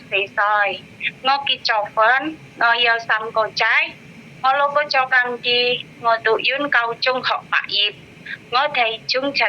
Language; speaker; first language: Cantonese; non-native, learner; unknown